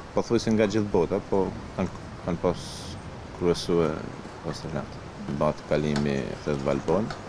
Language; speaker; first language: Albanian; native; Albanian